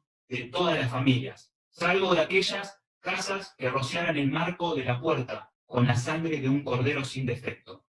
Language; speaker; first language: Spanish; early bilingual, other home language; Korean